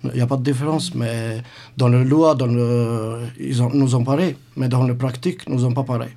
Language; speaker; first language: French; non-native, learner; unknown